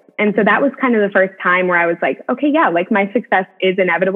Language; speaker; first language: English; native; English